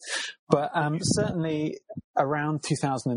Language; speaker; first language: English; native; English